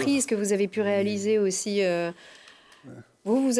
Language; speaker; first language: French; native; French